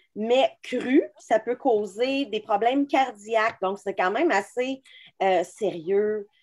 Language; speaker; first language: French; native; French